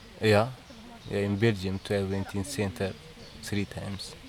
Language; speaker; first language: English; non-native, learner; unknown